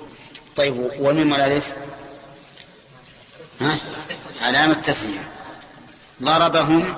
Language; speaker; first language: Arabic; native; Arabic